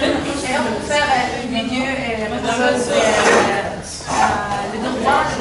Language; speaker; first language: French; non-native, learner; Arabic